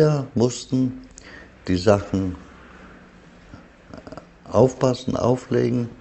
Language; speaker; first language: German; non-native, learner; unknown